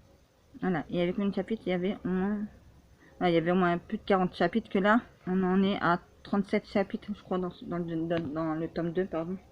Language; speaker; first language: French; native; French